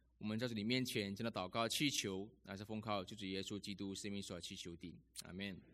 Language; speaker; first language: Chinese; native; Chinese